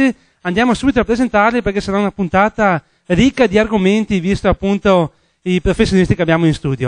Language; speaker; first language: Italian; native; Italian